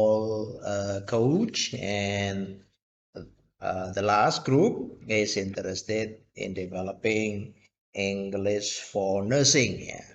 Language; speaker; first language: English; non-native, fluent; Indonesian